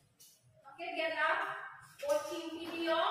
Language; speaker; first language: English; non-native, fluent; Indonesian